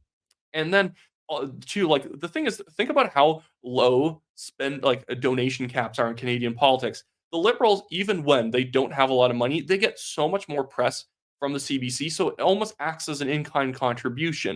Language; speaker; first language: English; native; English